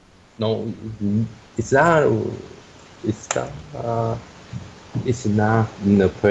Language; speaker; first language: English; non-native, learner; Chinese